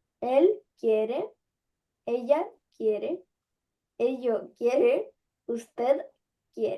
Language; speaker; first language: Spanish; early bilingual, other home language; Ukrainian